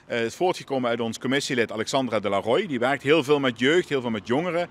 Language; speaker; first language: Dutch; native; Dutch